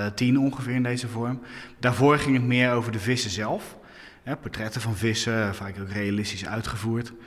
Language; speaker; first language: Dutch; native; Dutch